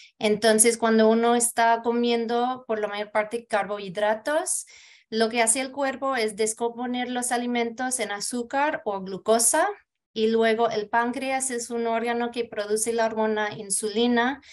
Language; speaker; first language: Spanish; early bilingual, heritage; Spanish